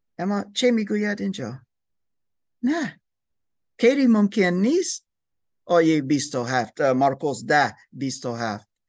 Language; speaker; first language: Persian; non-native, learner; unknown